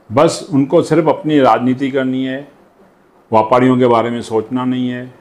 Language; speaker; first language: Hindi; non-native, local second language; Sindhi